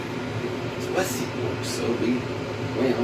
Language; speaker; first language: French; native; French